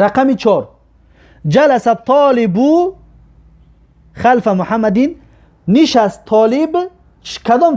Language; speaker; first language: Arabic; non-native, fluent; Persian